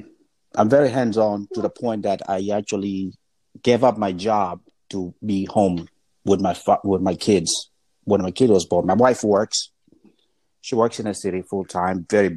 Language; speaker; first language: English; non-native, local second language; Swahili